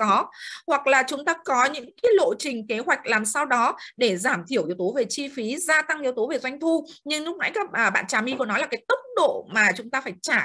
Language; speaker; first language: Vietnamese; native; Vietnamese